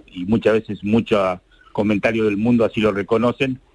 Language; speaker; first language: Spanish; native; Spanish